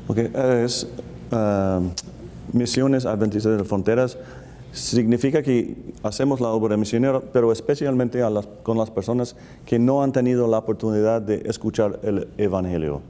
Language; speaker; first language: Spanish; non-native, fluent; English